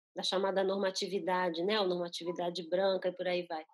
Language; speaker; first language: Portuguese; early bilingual, other home language; Spanish